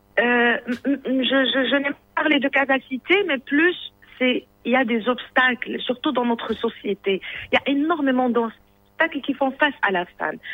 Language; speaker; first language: French; non-native, local second language; Arabic